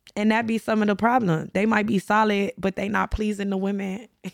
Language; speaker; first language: English; native; English